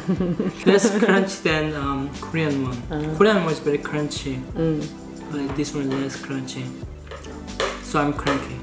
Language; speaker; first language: English; non-native, fluent; Korean